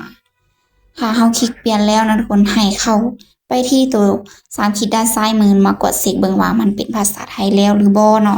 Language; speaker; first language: Thai; non-native, local second language; Lao